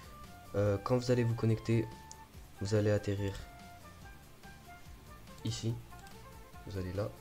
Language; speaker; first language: French; native; French